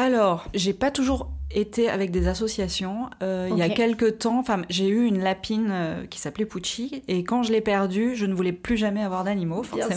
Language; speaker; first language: French; native; French